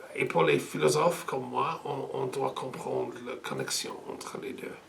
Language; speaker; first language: French; non-native, fluent; English